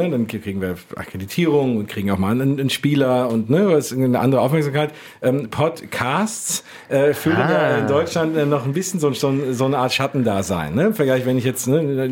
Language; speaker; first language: German; native; German